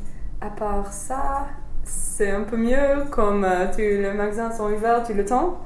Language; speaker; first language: French; non-native, fluent; English